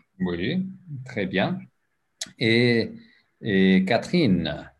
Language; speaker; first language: French; non-native, fluent; English